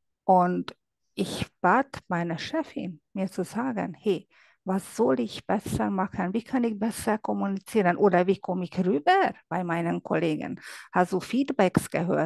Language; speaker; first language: German; non-native, fluent; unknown